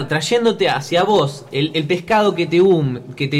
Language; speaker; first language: Spanish; native; Spanish